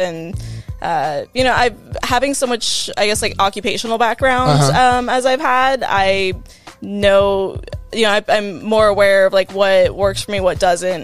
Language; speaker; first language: English; native; English